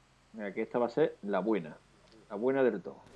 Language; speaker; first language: Spanish; native; Spanish